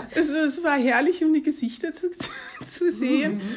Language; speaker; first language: German; non-native, fluent; Dutch